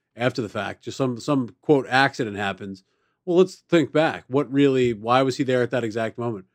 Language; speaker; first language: English; native; English